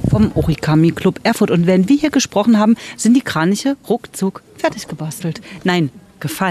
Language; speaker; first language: German; native; German